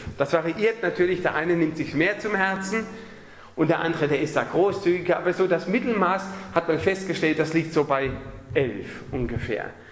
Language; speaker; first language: German; native; German